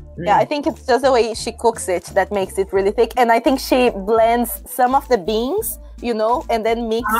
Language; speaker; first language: English; non-native, fluent; Portuguese